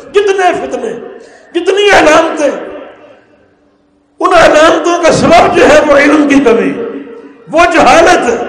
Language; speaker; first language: Urdu; native; Urdu